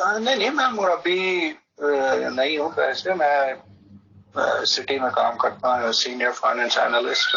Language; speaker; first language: Urdu; early bilingual, heritage; Urdu